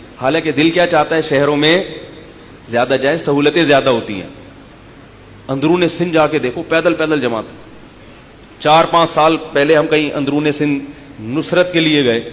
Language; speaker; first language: Urdu; native; Urdu